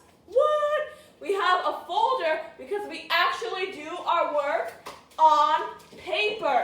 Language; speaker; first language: English; native; English